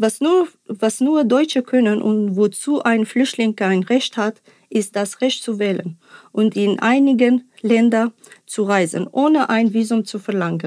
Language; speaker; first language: German; non-native, learner; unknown